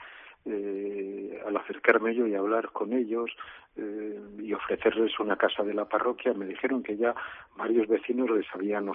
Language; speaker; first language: Spanish; native; Spanish